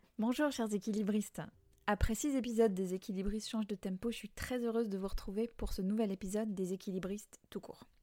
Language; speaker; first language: French; native; French